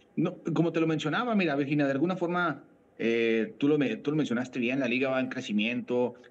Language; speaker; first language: Spanish; native; Spanish